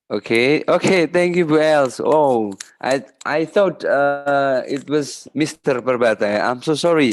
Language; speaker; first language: English; non-native, fluent; Indonesian